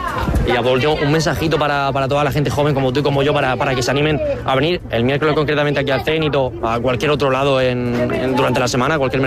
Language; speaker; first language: Spanish; native; Spanish